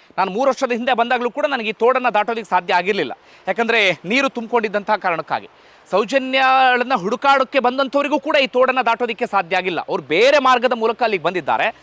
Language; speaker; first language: Kannada; native; Kannada